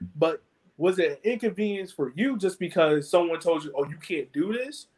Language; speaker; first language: English; native; English